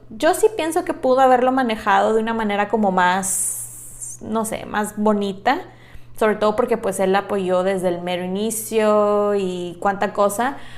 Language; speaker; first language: Spanish; native; Spanish